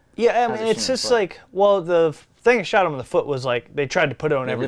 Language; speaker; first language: English; native; English